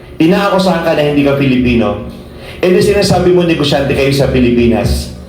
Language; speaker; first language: Filipino; native; Filipino